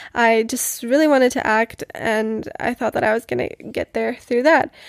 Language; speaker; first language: English; non-native, fluent; Czech